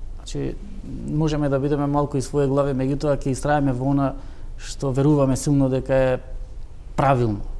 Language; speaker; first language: Macedonian; non-native, local second language; Turkish